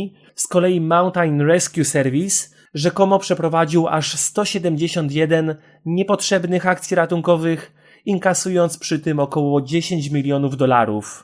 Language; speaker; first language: Polish; native; Polish